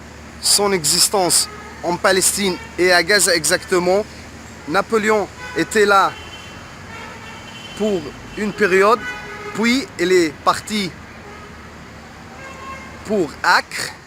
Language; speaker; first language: French; non-native, fluent; Arabic